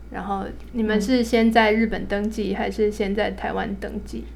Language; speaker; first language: Chinese; native; Chinese